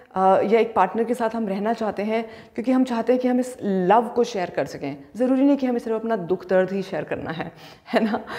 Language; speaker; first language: Hindi; native; Hindi